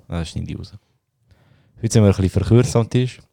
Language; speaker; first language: German; early bilingual, other home language; Bosnian